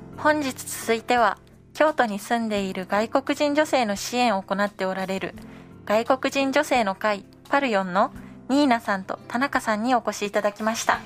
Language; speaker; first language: Japanese; native; Japanese